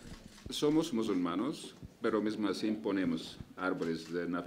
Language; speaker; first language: Spanish; non-native, fluent; Arabic